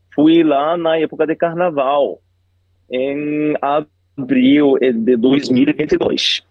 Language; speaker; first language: Portuguese; non-native, fluent; Arabic